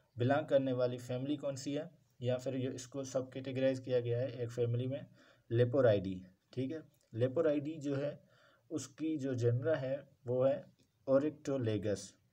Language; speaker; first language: Urdu; non-native, local second language; Sindhi